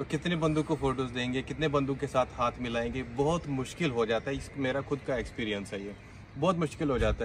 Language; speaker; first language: Hindi; native; Hindi